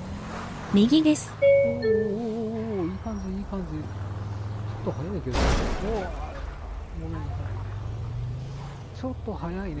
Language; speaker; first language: Japanese; native; Japanese